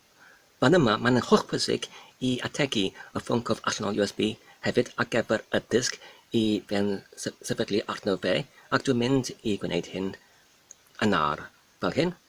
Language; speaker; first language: Welsh; non-native, learner; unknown